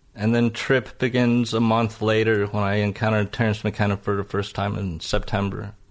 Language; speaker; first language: English; native; English